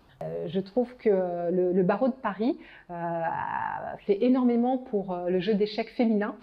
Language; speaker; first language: French; native; French